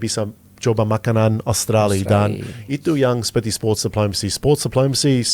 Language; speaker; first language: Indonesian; non-native, fluent; English